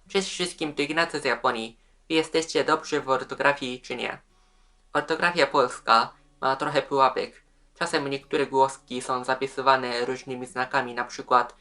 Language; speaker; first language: Polish; non-native, fluent; Japanese